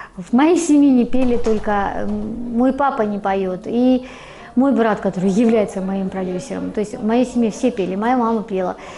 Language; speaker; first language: Russian; non-native, local second language; Georgian